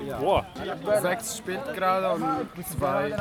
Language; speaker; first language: German; non-native, learner; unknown